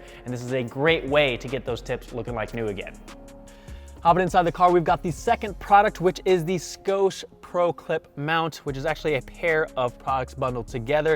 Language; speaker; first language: English; native; English